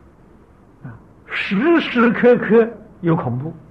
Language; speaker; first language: Chinese; native; Chinese